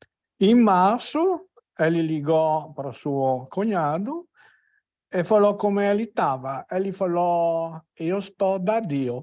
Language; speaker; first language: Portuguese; non-native, learner; Italian